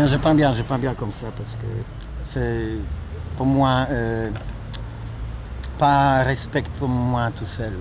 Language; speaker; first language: French; non-native, learner; Polish